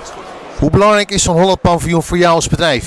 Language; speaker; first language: Dutch; native; Dutch